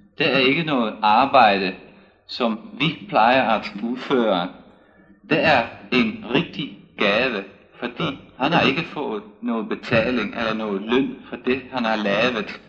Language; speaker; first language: Danish; non-native, fluent; Dutch